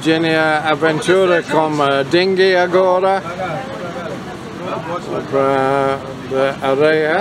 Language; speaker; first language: Portuguese; non-native, learner; English